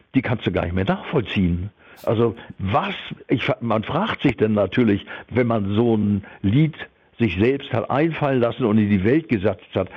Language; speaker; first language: German; native; German